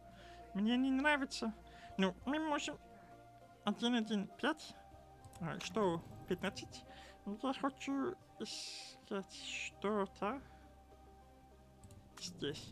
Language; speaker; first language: Russian; non-native, learner; English